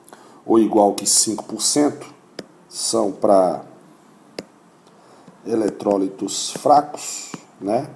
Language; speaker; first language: Portuguese; native; Portuguese